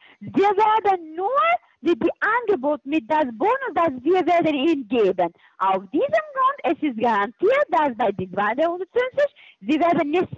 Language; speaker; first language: German; non-native, fluent; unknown